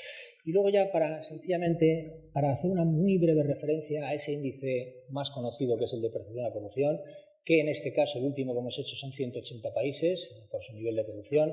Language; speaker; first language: Spanish; native; Spanish